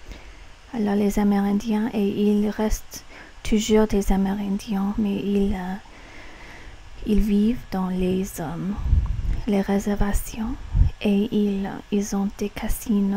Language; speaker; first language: French; non-native, learner; English